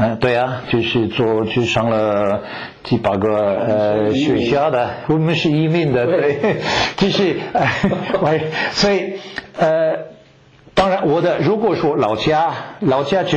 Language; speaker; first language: Chinese; non-native, fluent; French